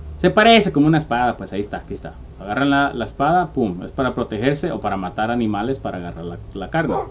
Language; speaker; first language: Spanish; early bilingual, heritage; English